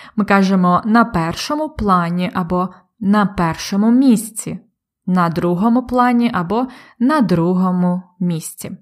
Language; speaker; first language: Ukrainian; native; Ukrainian